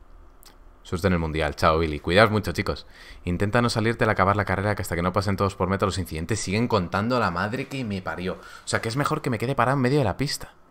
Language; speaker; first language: Spanish; native; Spanish